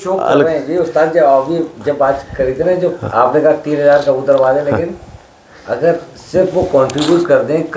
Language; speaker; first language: Hindi; native; Hindi